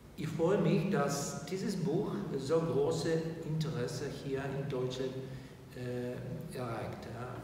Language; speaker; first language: German; non-native, fluent; Ukrainian